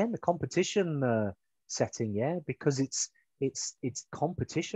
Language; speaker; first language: English; native; English